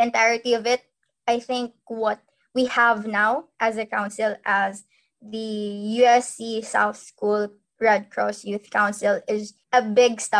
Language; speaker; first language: English; non-native, local second language; Hiligaynon